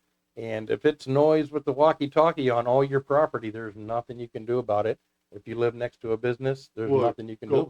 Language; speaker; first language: English; native; English